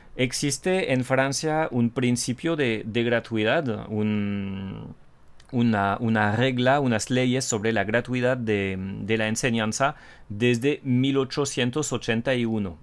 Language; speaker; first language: Spanish; non-native, fluent; French